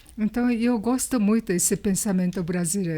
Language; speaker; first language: Portuguese; non-native, learner; Japanese